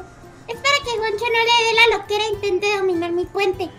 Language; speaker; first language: Spanish; native; Spanish